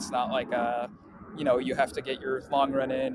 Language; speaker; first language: English; early bilingual, other home language; Swahili